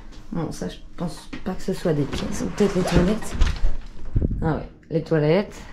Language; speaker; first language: French; native; French